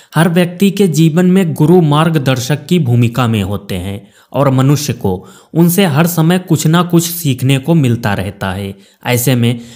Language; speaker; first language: Hindi; native; Hindi